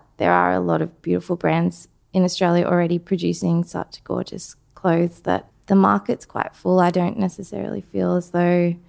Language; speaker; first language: English; native; English